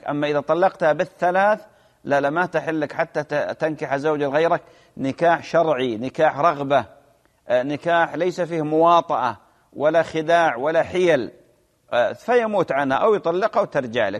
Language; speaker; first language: Arabic; native; Arabic